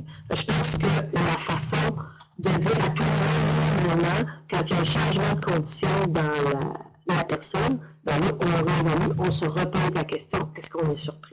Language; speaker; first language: French; native; French